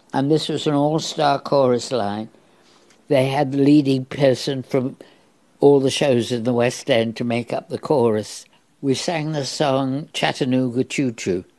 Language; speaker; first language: English; native; English